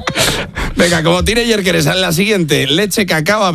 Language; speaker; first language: Spanish; native; Spanish